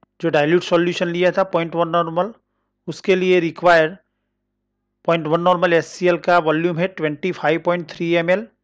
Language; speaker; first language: Hindi; non-native, local second language; Marathi